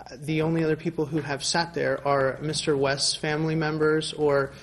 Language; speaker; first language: English; early bilingual, other home language; Spanish